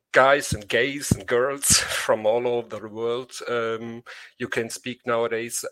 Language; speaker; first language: English; non-native, learner; German